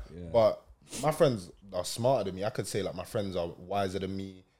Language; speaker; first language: English; native; English